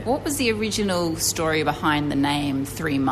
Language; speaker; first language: English; native; English